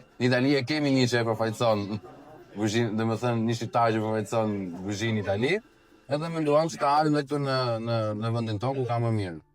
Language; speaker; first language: Albanian; native; Albanian